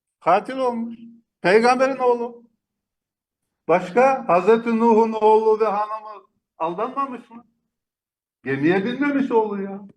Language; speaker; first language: Turkish; native; Turkish